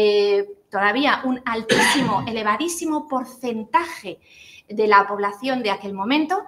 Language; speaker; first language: Spanish; native; Spanish